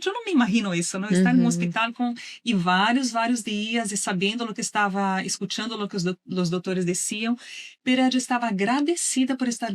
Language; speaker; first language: Spanish; non-native, learner; Portuguese